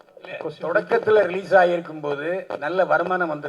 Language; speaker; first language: Tamil; native; Tamil